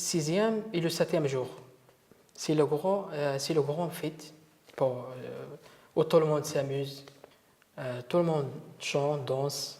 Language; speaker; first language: French; non-native, learner; Arabic